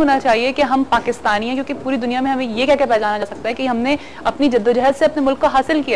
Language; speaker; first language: Urdu; native; Urdu